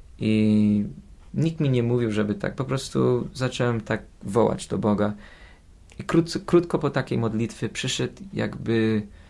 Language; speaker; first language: Polish; early bilingual, heritage; Polish